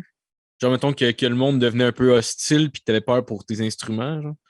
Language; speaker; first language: French; native; French